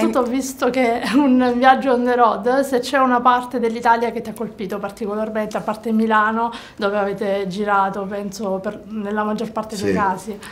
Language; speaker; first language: Italian; native; Italian